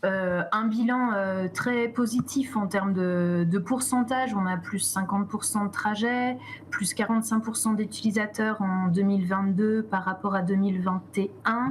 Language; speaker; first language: French; native; French